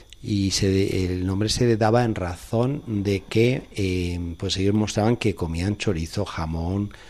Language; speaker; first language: Spanish; native; Spanish